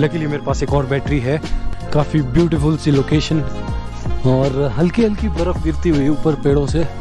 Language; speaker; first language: Hindi; native; Hindi